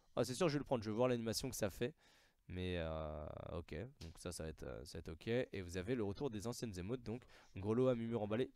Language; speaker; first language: French; native; French